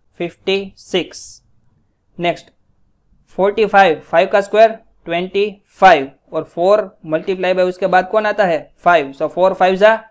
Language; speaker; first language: Hindi; non-native, local second language; Gujarati